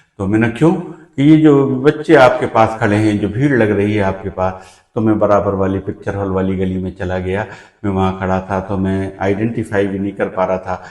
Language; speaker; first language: Hindi; native; Hindi